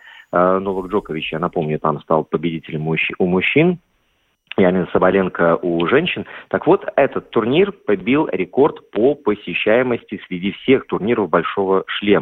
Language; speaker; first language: Russian; native; Russian